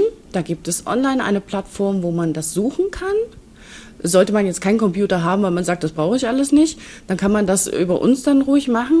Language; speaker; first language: German; native; German